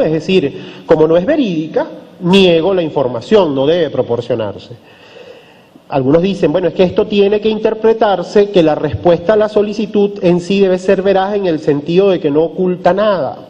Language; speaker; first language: Spanish; native; Spanish